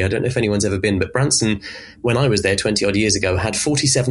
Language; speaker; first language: English; native; English